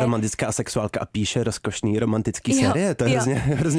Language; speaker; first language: Czech; native; Czech